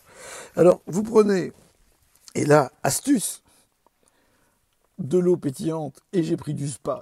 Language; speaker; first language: French; native; French